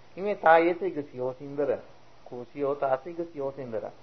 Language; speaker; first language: Chinese; non-native, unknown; Sinhala